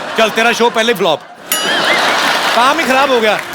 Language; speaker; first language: Hindi; native; Hindi